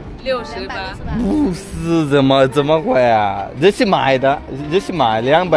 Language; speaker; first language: Chinese; non-native, learner; Rundi